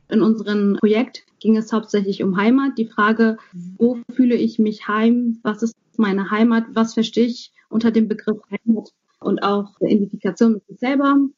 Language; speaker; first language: German; early bilingual, other home language; Kurdish